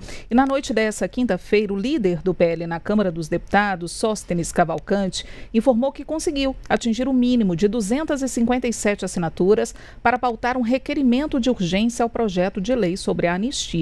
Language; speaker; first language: Portuguese; native; Portuguese